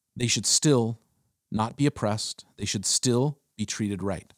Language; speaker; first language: English; early bilingual, other home language; German